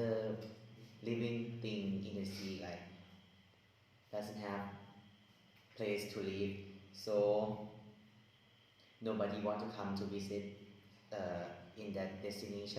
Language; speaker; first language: English; non-native, learner; Thai